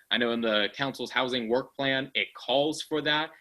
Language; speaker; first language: English; native; English